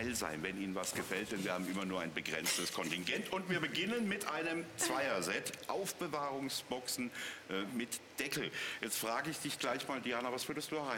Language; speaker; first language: German; native; German